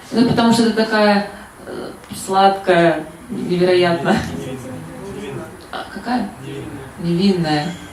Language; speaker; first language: Russian; native; Russian